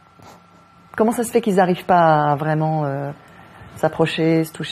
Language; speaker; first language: French; native; French